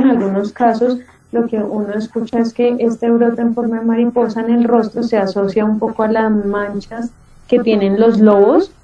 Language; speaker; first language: Spanish; native; Spanish